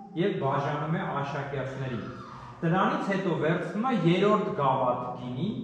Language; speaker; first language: Armenian; native; Armenian